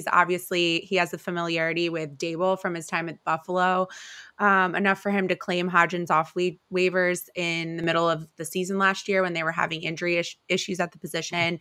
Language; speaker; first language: English; native; English